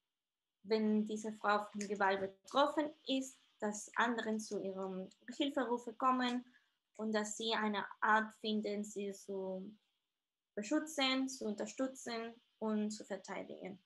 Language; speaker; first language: German; non-native, fluent; Spanish